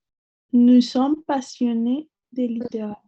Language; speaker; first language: French; non-native, learner; Spanish